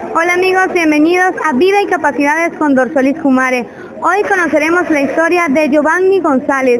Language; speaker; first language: Spanish; native; Spanish